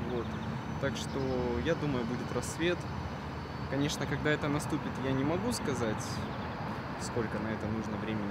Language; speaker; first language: Russian; native; Russian